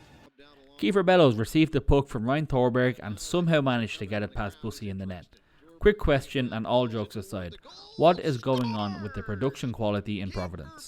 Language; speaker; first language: English; native; English